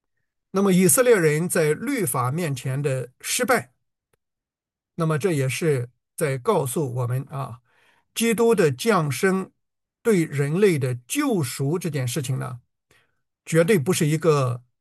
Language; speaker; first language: Chinese; native; Chinese